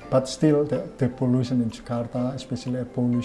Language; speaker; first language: English; non-native, fluent; Indonesian